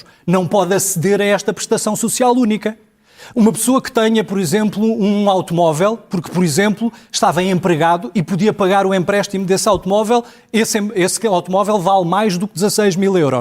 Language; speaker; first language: Portuguese; native; Portuguese